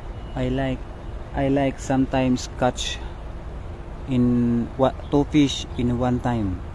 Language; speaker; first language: English; non-native, learner; Filipino